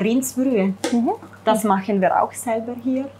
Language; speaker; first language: German; non-native, fluent; Italian